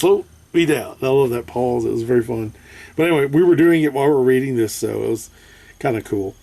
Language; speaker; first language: English; native; English